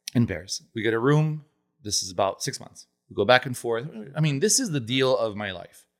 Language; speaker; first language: English; non-native, fluent; Italian